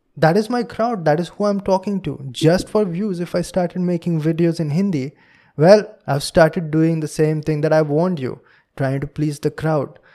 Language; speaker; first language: English; non-native, local second language; Hindi